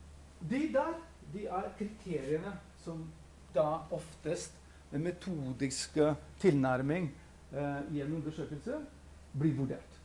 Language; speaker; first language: Norwegian; non-native, fluent; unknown